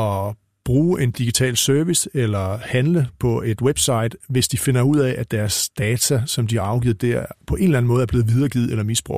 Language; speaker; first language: Danish; native; Danish